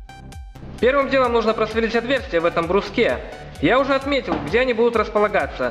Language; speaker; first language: Russian; native; Russian